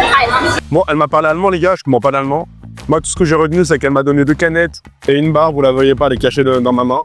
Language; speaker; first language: French; native; French